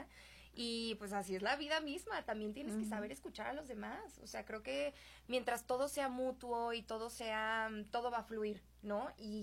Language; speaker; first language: Spanish; native; Spanish